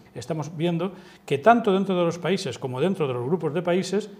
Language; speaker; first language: Spanish; native; Spanish